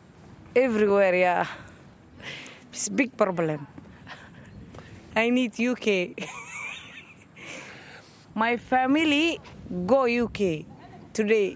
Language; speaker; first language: English; non-native, learner; Somali